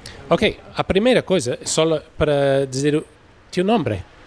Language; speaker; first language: Spanish; non-native, learner; English